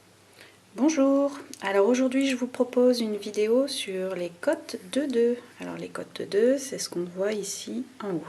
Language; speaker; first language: French; native; French